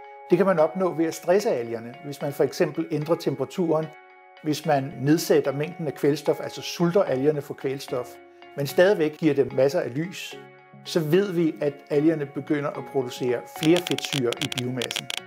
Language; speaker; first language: Danish; native; Danish